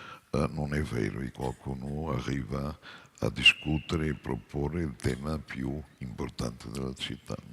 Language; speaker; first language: Italian; non-native, fluent; Portuguese